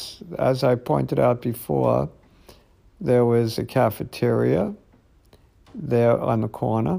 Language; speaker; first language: English; native; English